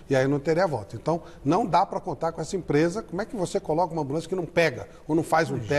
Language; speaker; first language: Portuguese; native; Portuguese